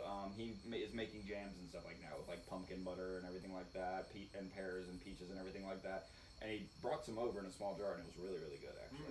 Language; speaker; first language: English; native; English